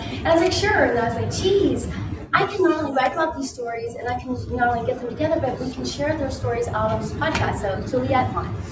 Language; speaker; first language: English; native; English